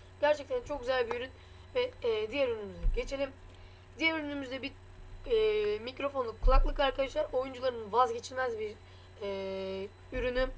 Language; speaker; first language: Turkish; native; Turkish